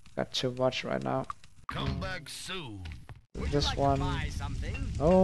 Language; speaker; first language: English; non-native, fluent; Danish